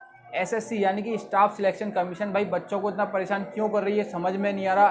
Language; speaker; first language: Hindi; native; Hindi